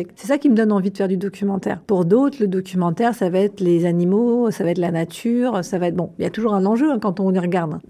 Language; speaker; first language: French; native; French